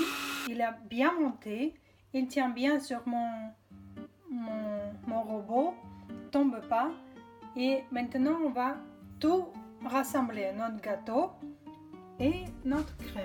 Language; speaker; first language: French; non-native, fluent; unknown